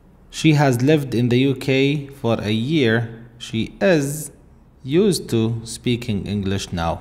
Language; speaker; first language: English; non-native, fluent; Arabic